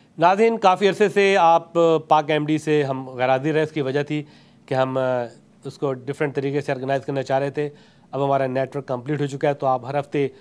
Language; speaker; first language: Urdu; native; Urdu